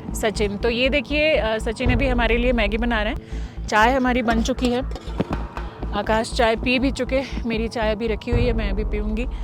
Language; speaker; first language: Hindi; native; Hindi